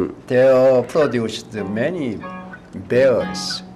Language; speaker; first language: English; non-native, learner; Korean